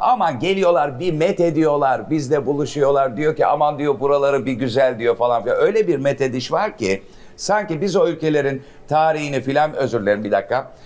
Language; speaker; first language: Turkish; native; Turkish